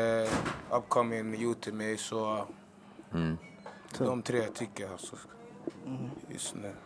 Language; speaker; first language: Swedish; early bilingual, other home language; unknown